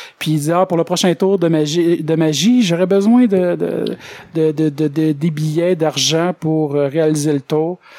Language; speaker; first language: French; native; French